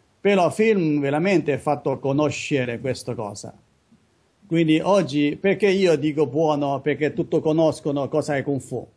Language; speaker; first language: Italian; non-native, learner; Chinese